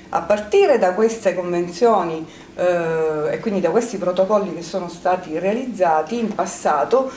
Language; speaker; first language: Italian; native; Italian